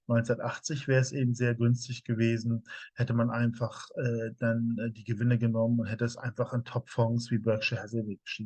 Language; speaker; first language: German; native; German